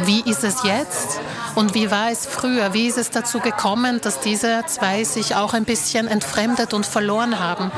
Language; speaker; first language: German; early bilingual, other home language; Slovak